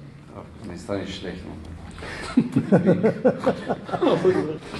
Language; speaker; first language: German; non-native, learner; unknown